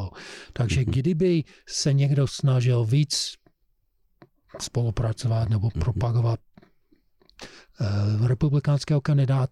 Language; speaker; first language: Czech; non-native, fluent; English